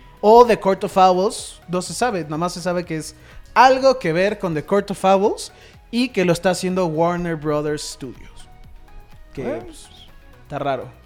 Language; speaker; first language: Spanish; native; Spanish